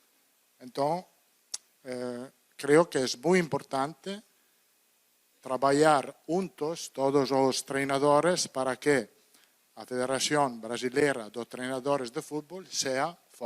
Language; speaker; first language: Portuguese; non-native, fluent; Italian